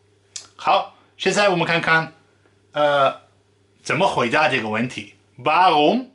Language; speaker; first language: Chinese; non-native, fluent; Dutch